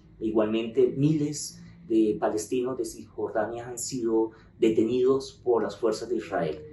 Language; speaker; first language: Spanish; native; Spanish